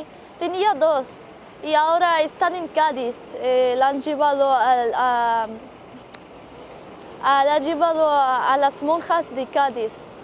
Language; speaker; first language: Spanish; non-native, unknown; Arabic